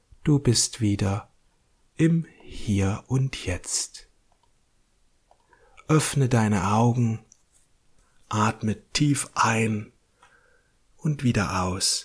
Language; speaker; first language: German; native; German